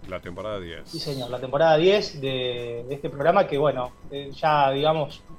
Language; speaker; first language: Spanish; native; Spanish